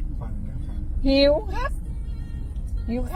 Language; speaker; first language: Thai; native; Thai